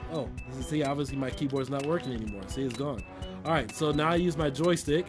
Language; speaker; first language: English; native; English